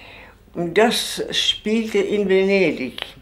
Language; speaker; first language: German; non-native, fluent; Czech